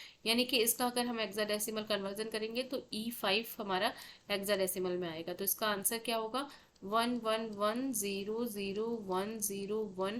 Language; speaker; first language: Hindi; native; Hindi